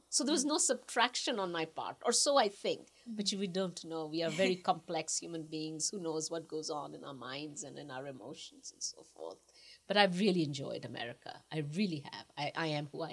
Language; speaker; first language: English; non-native, local second language; Punjabi